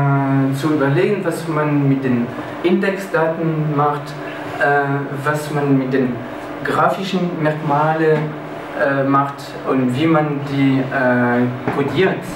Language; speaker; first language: German; non-native, fluent; French